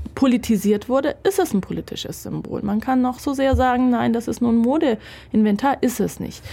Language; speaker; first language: German; early bilingual, other home language; Turkish